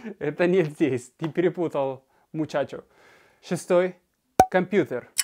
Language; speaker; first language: Russian; non-native, fluent; Spanish